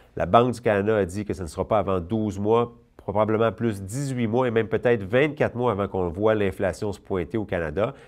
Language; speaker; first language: French; native; French